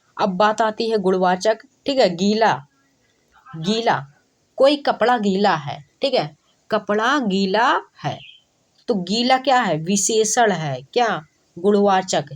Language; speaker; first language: Hindi; native; Hindi